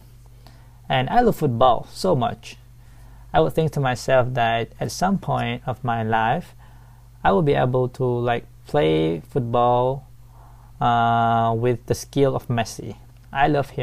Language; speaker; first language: English; non-native, fluent; Thai